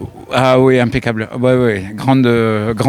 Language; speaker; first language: French; native; French